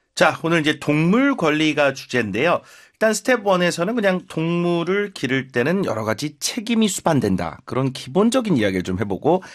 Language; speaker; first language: Korean; native; Korean